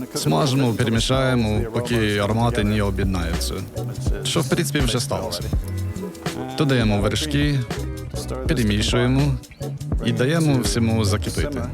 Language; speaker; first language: Ukrainian; non-native, fluent; English